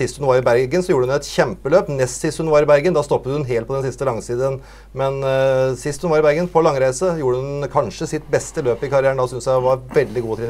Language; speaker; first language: Norwegian; native; Norwegian